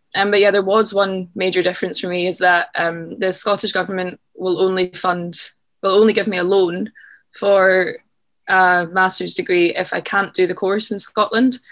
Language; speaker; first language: English; native; English